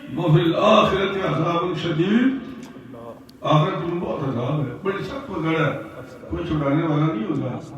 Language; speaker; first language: Urdu; non-native, local second language; Punjabi